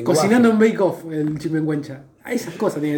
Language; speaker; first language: Spanish; native; Spanish